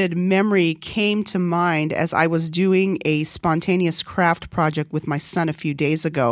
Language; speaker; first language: English; non-native, fluent; Korean